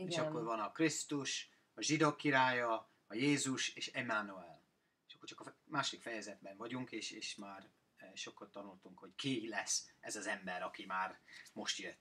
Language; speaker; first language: Hungarian; non-native, fluent; English